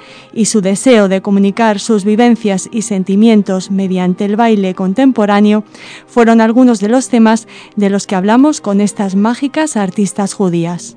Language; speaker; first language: Spanish; native; Spanish